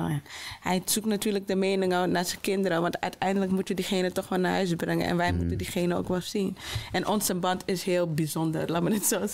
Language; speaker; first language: Dutch; native; Dutch